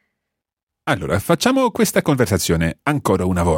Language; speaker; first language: Italian; non-native, fluent; English